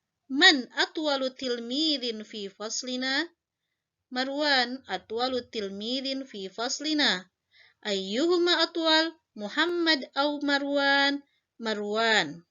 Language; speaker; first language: Arabic; non-native, fluent; Indonesian